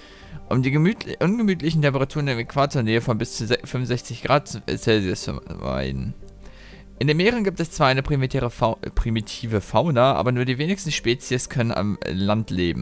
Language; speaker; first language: German; native; German